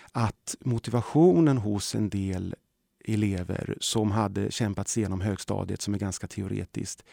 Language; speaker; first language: Swedish; early bilingual, other home language; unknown